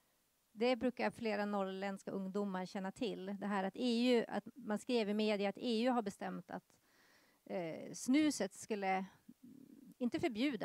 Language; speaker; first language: Swedish; native; Swedish